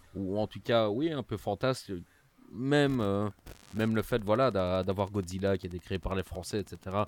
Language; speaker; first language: French; native; French